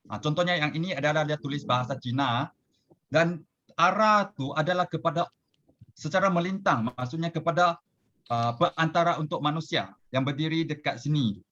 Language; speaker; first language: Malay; non-native, local second language; Chinese